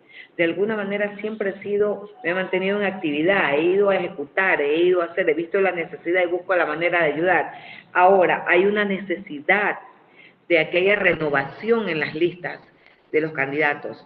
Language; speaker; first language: Spanish; native; Spanish